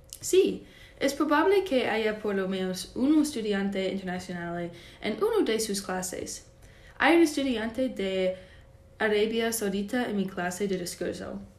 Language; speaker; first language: Spanish; non-native, learner; English